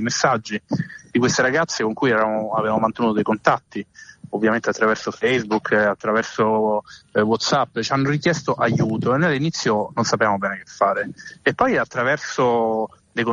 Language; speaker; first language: Italian; native; Italian